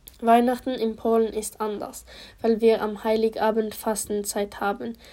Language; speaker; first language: German; non-native, learner; Polish